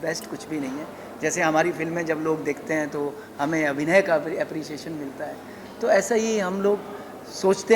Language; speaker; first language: Hindi; native; Hindi